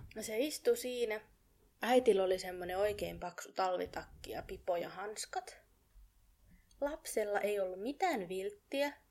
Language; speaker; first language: Finnish; native; Finnish